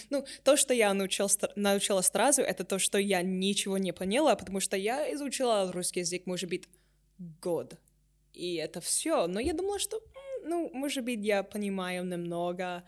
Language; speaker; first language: Russian; non-native, learner; English